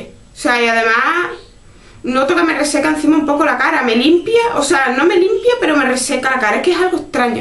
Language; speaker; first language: Spanish; native; Spanish